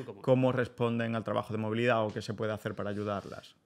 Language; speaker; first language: Spanish; native; Spanish